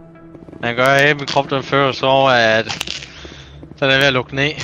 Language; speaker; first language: Danish; native; Danish